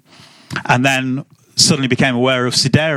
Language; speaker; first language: English; native; English